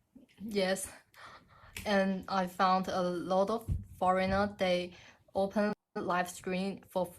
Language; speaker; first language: English; non-native, learner; Chinese